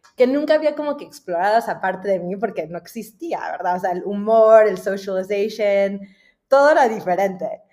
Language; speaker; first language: Spanish; early bilingual, heritage; Spanish